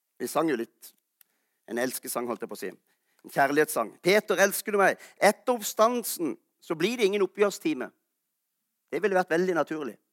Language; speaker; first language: Norwegian; native; Norwegian